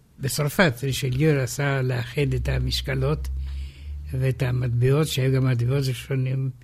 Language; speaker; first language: Hebrew; non-native, fluent; Romanian